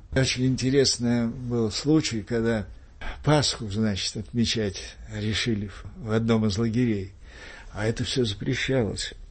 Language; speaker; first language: Russian; native; Russian